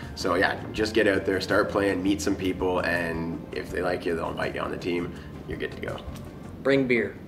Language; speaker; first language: English; native; English